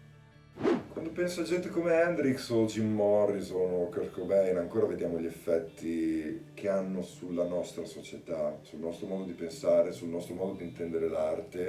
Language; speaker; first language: Italian; native; Italian